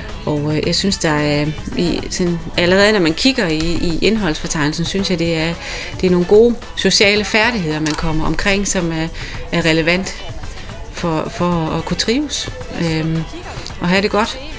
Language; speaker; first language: Danish; native; Danish